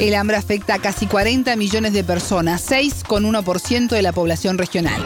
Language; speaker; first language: Spanish; native; Spanish